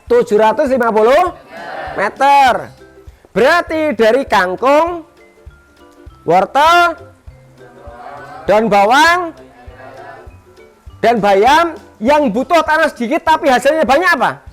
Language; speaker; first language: Indonesian; non-native, local second language; Javanese